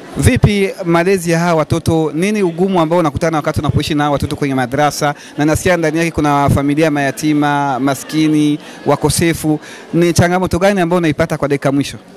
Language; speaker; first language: Swahili; native; Swahili